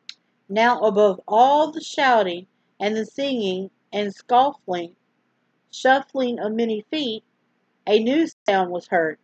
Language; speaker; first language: English; native; English